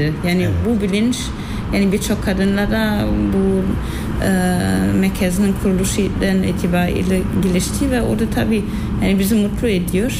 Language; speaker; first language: Turkish; non-native, fluent; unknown